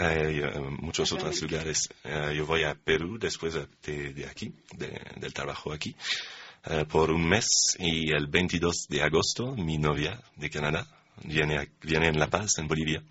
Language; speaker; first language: Spanish; non-native, fluent; French